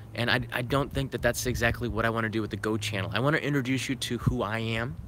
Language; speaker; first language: English; native; English